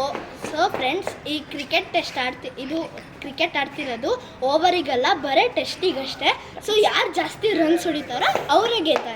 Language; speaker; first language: Kannada; native; Kannada